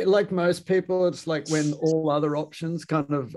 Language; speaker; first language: English; native; English